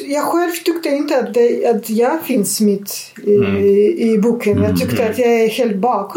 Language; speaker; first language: Swedish; non-native, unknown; Russian